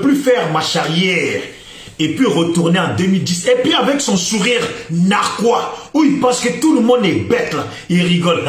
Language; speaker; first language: French; native; French